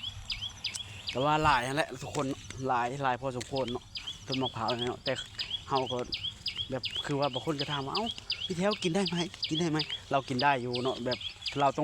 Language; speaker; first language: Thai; non-native, local second language; Northeastern Thai